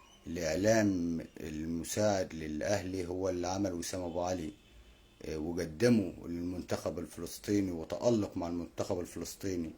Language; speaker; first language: Arabic; native; Arabic